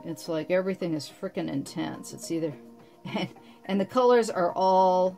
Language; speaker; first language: English; native; English